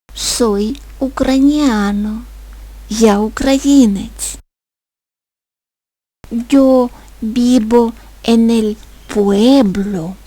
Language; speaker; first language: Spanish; non-native, fluent; Ukrainian